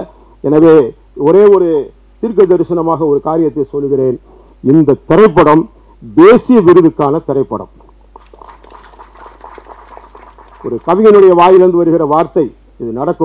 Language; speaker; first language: Tamil; native; Tamil